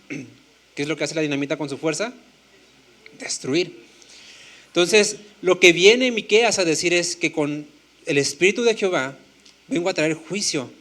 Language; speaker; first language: Spanish; native; Spanish